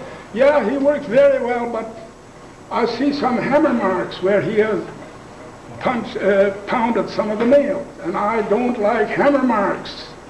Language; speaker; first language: English; non-native, local second language; Plautdietsch